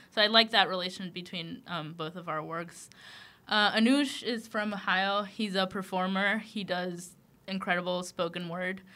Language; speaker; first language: English; early bilingual, other home language; Spanish